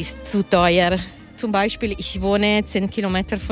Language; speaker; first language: German; non-native, learner; Italian